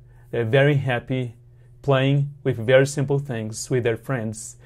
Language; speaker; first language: English; non-native, fluent; Portuguese